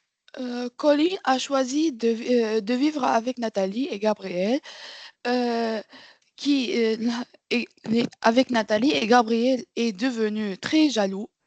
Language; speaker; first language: French; non-native, learner; Arabic